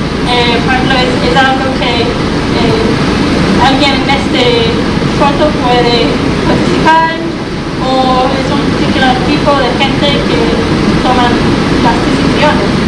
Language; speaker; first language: Spanish; non-native, fluent; English